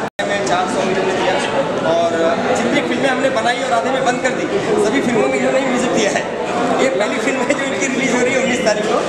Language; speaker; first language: Hindi; native; Hindi